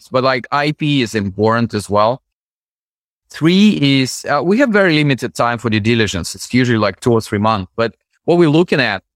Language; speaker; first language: English; non-native, fluent; Russian